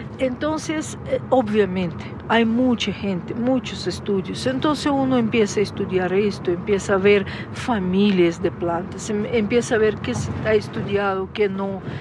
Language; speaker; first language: Spanish; non-native, fluent; Russian